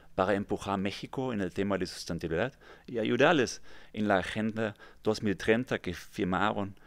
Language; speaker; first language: Spanish; non-native, fluent; German